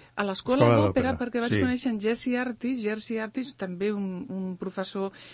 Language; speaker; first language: Catalan; early bilingual, other home language; Spanish